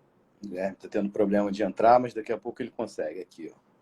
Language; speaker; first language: Portuguese; native; Portuguese